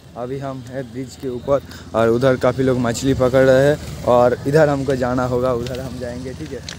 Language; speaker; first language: Hindi; non-native, local second language; Bangla